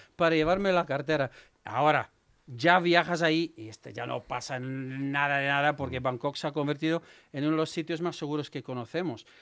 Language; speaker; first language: Spanish; non-native, fluent; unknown